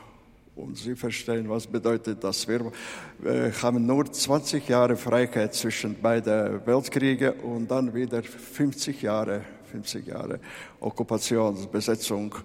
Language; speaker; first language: German; non-native, learner; Latvian